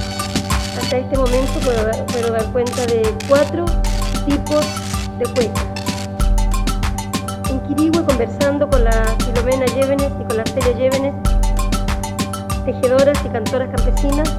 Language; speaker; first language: Spanish; native; Spanish